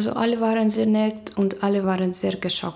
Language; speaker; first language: German; non-native, learner; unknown